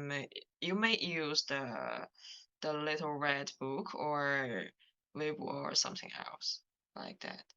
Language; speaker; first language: English; non-native, learner; Chinese